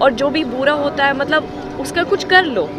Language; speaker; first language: Hindi; non-native, fluent; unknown